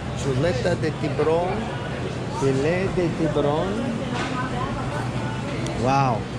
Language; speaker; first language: Spanish; non-native, learner; English